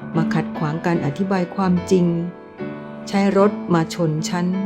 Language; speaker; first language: Thai; non-native, fluent; Chinese